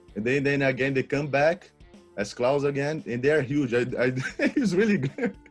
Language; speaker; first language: English; non-native, learner; Portuguese